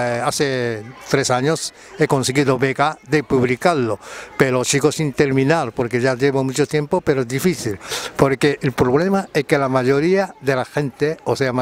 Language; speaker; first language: Spanish; non-native, fluent; Japanese